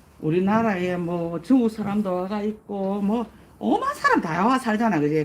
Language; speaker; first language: Korean; native; Korean